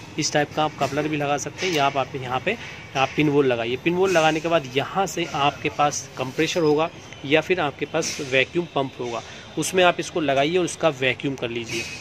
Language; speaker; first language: Hindi; native; Hindi